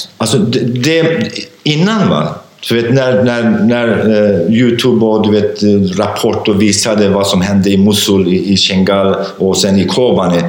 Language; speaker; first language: Swedish; non-native, fluent; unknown